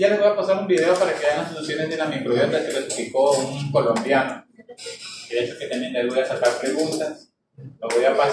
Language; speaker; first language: Spanish; native; Spanish